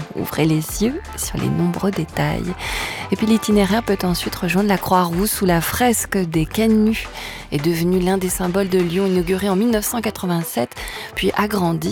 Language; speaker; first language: French; native; French